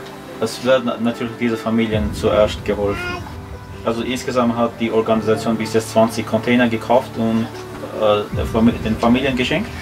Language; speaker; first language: German; early bilingual, other home language; Armenian